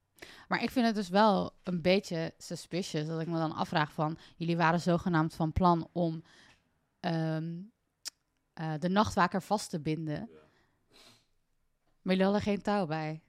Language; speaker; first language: Dutch; native; Dutch